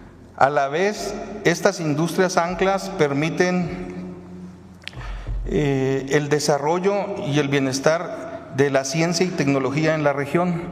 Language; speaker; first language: Spanish; native; Spanish